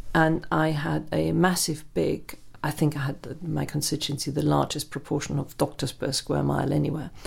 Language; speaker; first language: English; non-native, fluent; German